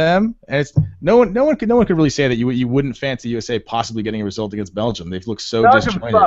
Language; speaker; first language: English; native; English